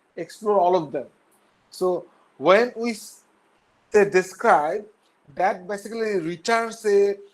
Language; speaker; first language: English; non-native, local second language; Bangla